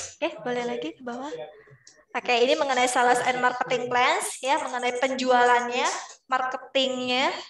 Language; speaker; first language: Indonesian; native; Indonesian